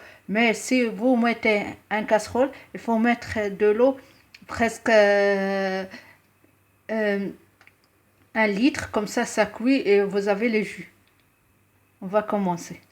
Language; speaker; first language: French; non-native, local second language; Arabic